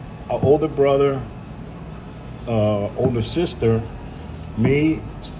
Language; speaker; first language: English; native; English